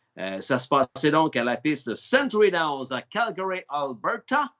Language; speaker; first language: French; native; French